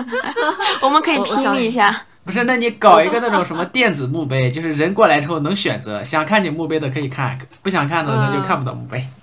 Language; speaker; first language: Chinese; native; Chinese